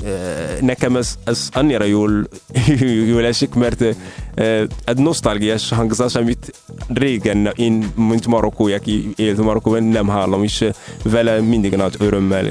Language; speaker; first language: Hungarian; non-native, fluent; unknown